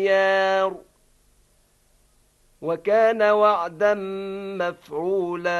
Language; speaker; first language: Arabic; native; Arabic